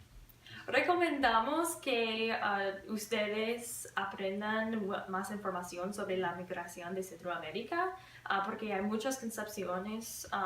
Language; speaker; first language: Spanish; non-native, learner; English